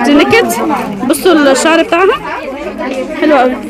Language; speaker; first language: Arabic; native; Arabic